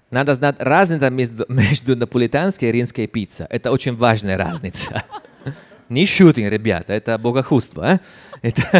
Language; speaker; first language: Russian; non-native, fluent; Italian